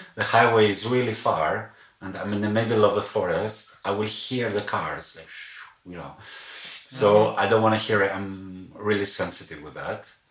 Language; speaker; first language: English; non-native, fluent; Greek